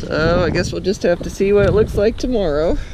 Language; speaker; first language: English; native; English